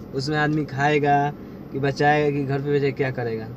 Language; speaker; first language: Hindi; native; Hindi